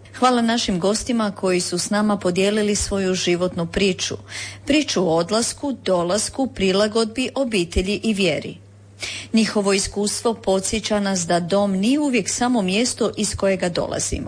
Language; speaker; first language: Serbian; native; Serbian